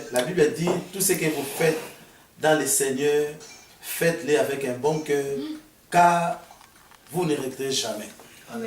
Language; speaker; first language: French; non-native, local second language; Lingala